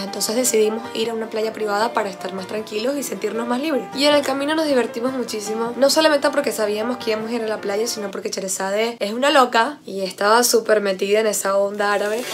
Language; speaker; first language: Spanish; native; Spanish